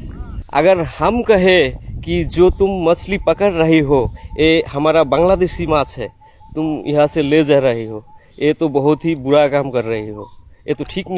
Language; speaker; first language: Hindi; non-native, learner; Bangla